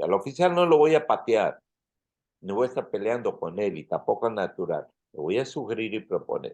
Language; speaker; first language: Spanish; native; Spanish